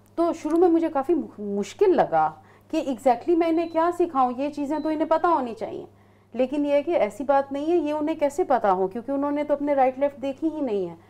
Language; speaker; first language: Urdu; native; Urdu